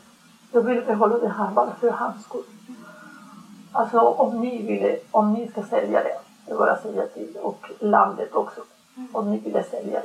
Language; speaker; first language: Swedish; non-native, learner; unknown